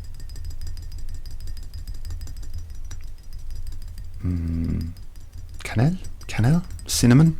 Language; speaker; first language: French; non-native, learner; English